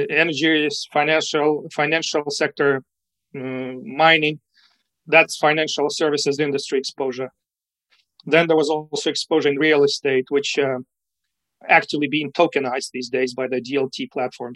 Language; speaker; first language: English; non-native, fluent; Ukrainian